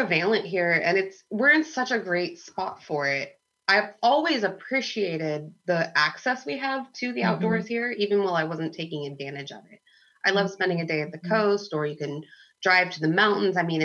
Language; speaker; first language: English; native; English